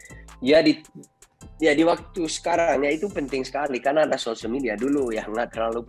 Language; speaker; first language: Indonesian; non-native, fluent; Dutch